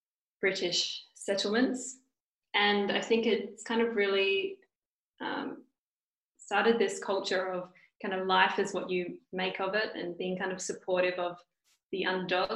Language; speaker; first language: English; native; English